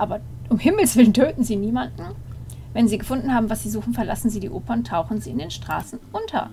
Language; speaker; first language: German; native; German